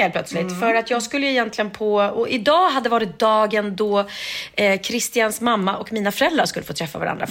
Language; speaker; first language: Swedish; native; Swedish